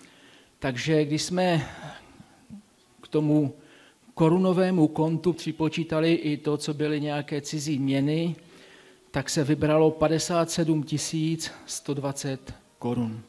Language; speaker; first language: Czech; native; Czech